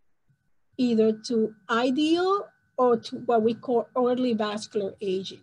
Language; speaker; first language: English; non-native, fluent; Spanish